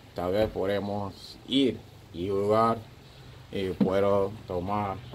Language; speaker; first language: Spanish; non-native, learner; English